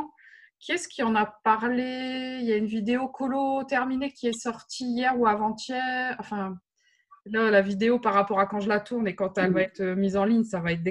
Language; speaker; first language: French; native; French